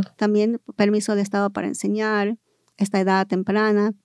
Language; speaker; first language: Spanish; early bilingual, heritage; Spanish